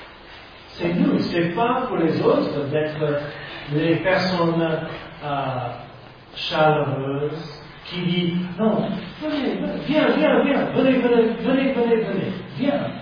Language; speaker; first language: French; non-native, fluent; English